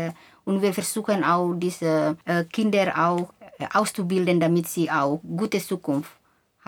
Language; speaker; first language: German; non-native, fluent; Indonesian